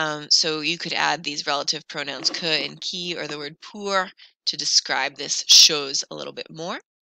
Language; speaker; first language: English; native; English